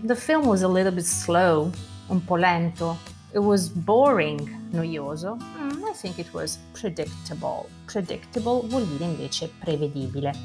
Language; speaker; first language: English; non-native, fluent; Italian